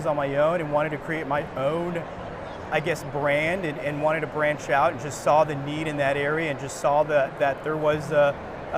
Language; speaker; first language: English; native; English